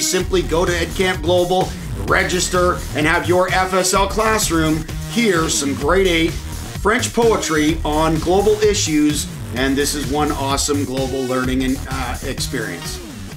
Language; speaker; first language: English; native; English